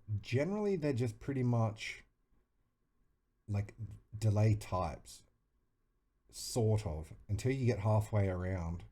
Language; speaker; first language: English; native; English